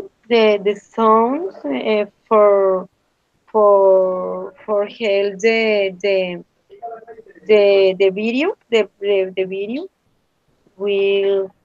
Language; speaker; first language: English; non-native, learner; Spanish